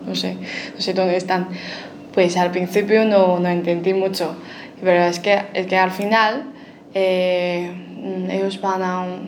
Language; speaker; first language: Spanish; non-native, fluent; Chinese